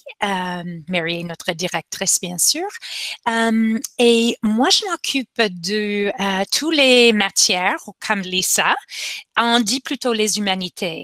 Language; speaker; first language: French; non-native, local second language; English